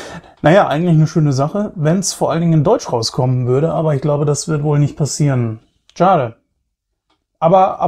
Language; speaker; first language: German; native; German